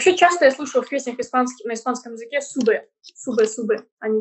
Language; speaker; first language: Russian; native; Russian